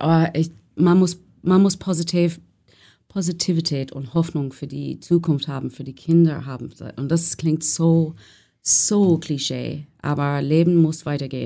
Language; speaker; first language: German; non-native, learner; English